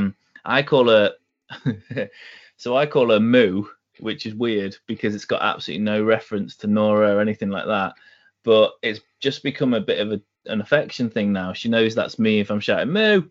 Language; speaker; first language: English; native; English